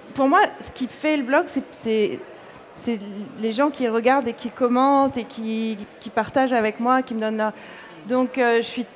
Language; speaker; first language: French; native; French